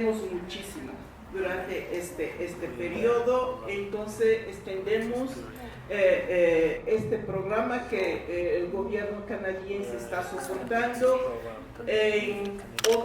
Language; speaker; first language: Spanish; non-native, fluent; English